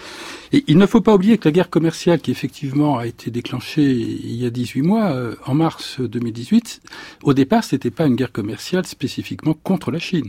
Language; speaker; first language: French; native; French